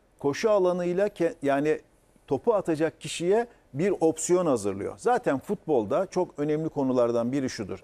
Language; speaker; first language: Turkish; native; Turkish